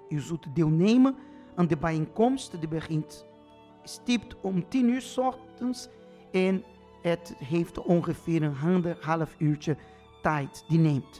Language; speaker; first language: Dutch; non-native, fluent; Portuguese